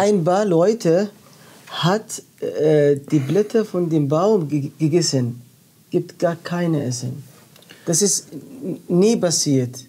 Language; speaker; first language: German; non-native, learner; Arabic